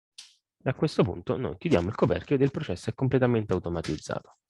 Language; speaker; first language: Italian; native; Italian